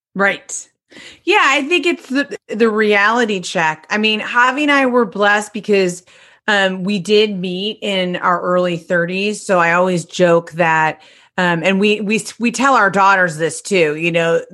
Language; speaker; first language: English; native; English